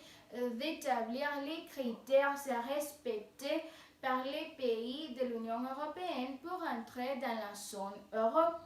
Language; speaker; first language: French; non-native, fluent; Spanish